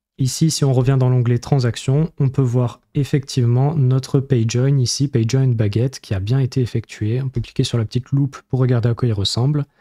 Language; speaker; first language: French; native; French